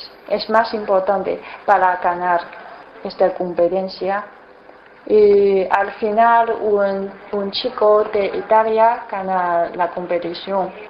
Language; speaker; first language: Spanish; non-native, learner; Chinese